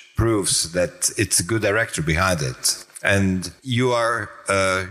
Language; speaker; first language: English; non-native, fluent; Croatian